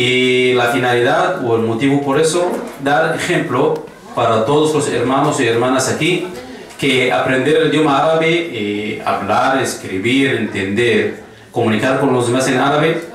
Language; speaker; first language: Spanish; non-native, fluent; Arabic